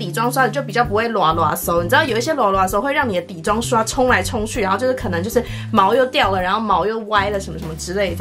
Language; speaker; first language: Chinese; native; Chinese